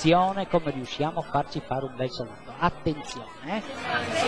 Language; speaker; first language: Italian; native; Italian